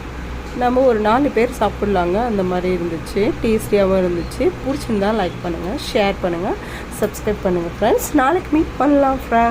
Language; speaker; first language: Tamil; native; Tamil